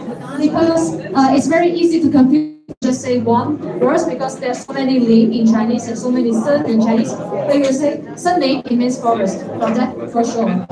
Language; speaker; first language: English; non-native, fluent; Chinese